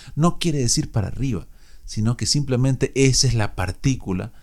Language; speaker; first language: Spanish; native; Spanish